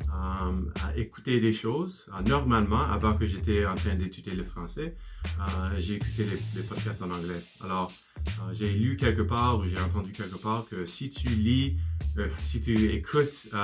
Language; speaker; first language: French; non-native, learner; English